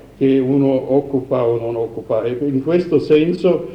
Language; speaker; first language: Italian; non-native, fluent; German